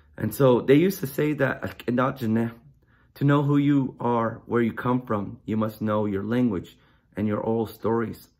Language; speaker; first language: English; native; English